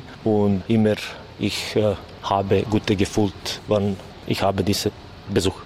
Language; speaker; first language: German; non-native, learner; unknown